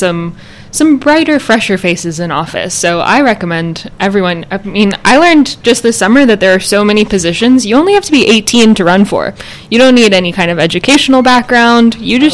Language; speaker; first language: English; native; English